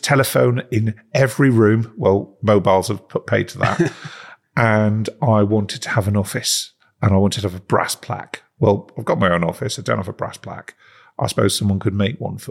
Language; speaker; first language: English; native; English